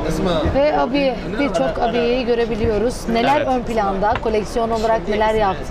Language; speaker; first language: Turkish; native; Turkish